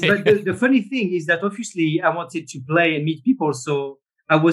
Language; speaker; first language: English; non-native, fluent; French